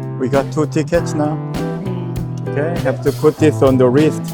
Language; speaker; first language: English; non-native, learner; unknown